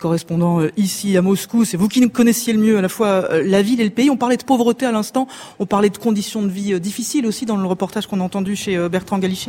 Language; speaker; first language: French; native; French